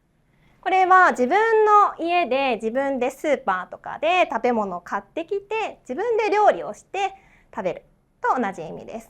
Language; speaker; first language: Japanese; non-native, fluent; Chinese